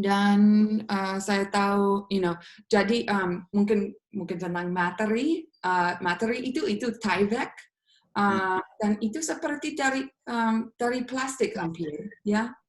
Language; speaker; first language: Indonesian; non-native, fluent; English